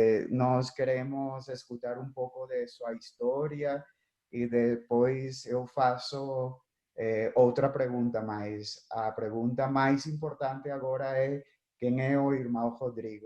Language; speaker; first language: Portuguese; non-native, fluent; Spanish